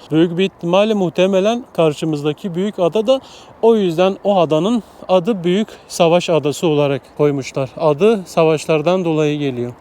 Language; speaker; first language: Turkish; native; Turkish